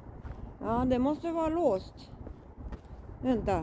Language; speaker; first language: Swedish; non-native, fluent; Japanese